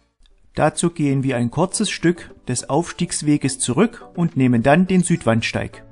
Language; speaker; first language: German; native; German